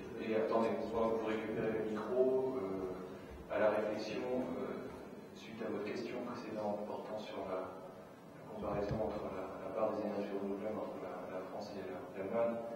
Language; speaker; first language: French; native; French